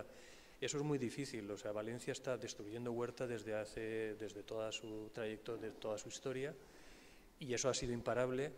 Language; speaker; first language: Spanish; native; Spanish